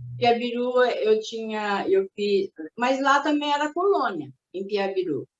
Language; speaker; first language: Portuguese; early bilingual, other home language; Japanese